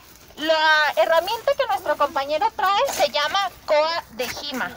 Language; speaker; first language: Spanish; native; Spanish